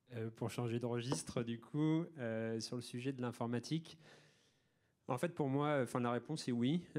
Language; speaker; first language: French; native; French